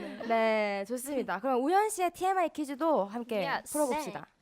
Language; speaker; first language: Korean; native; Korean